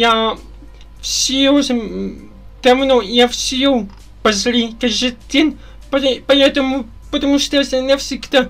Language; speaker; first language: Russian; non-native, learner; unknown